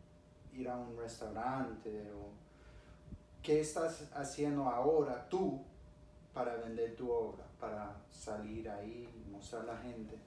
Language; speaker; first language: Spanish; early bilingual, other home language; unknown